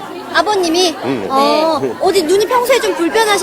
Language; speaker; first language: Korean; native; Korean